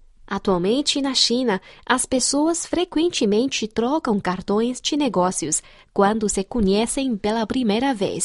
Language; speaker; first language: Portuguese; non-native, fluent; Chinese